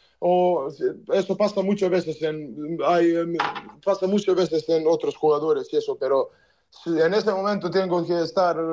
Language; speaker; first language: Spanish; non-native, learner; Serbian